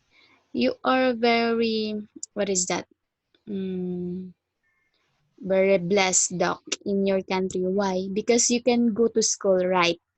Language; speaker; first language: English; non-native, fluent; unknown